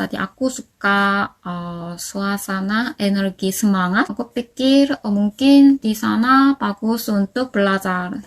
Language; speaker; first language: Indonesian; non-native, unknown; Korean